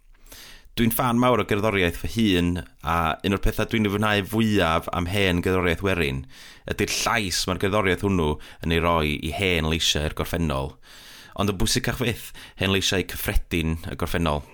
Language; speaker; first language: Welsh; native; Welsh